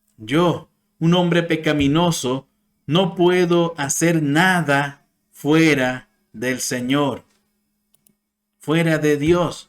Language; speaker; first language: Spanish; non-native, fluent; English